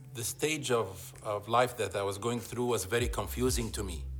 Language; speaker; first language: English; non-native, fluent; Arabic